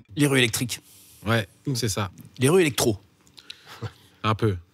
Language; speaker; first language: French; native; French